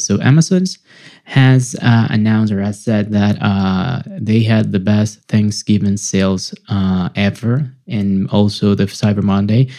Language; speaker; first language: English; non-native, fluent; Spanish